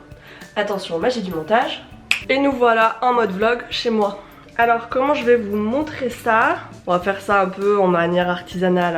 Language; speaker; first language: French; native; French